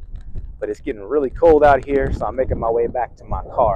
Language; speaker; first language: English; native; English